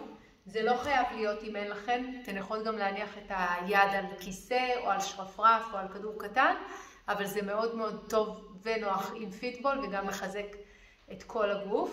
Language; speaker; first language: Hebrew; native; Hebrew